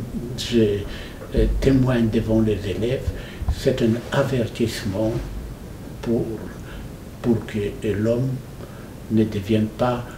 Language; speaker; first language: French; non-native, fluent; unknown